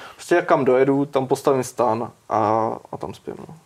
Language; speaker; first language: Czech; native; Czech